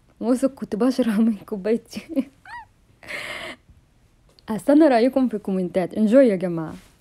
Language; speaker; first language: Arabic; native; Arabic